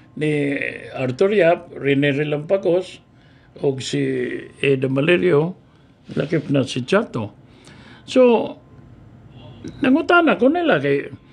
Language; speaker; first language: Cebuano; native; Cebuano